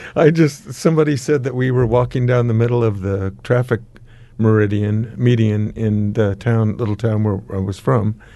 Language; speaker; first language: English; native; English